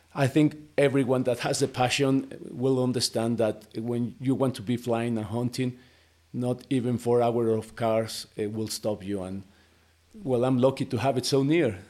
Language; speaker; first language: English; non-native, fluent; Spanish